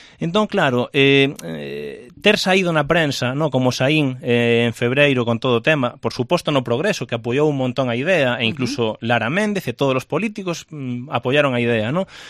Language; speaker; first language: Galician; native; Galician